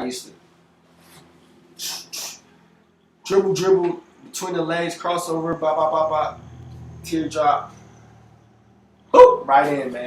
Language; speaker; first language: English; native; English